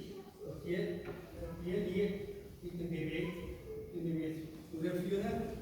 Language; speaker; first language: German; non-native, learner; Tibetan